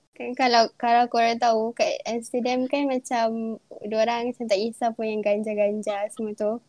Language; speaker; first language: Malay; native; Malay